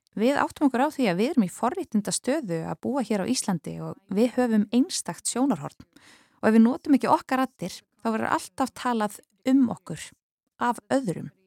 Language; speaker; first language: Icelandic; non-native, fluent; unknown